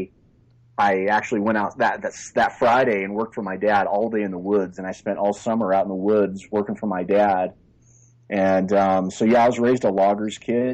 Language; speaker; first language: English; native; English